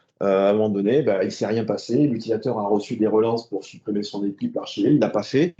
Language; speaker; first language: French; native; French